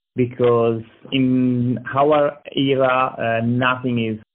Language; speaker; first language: English; non-native, learner; Italian